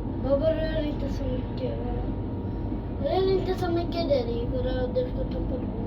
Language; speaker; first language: Swedish; early bilingual, other home language; Bangla